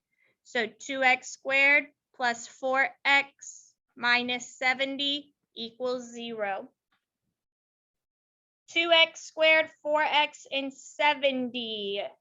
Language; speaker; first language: English; native; English